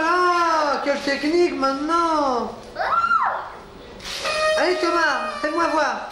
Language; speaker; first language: French; native; French